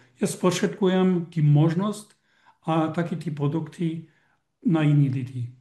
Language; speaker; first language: Czech; non-native, learner; German